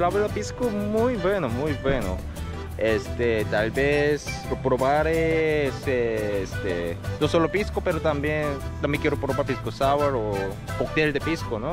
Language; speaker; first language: Spanish; non-native, fluent; Korean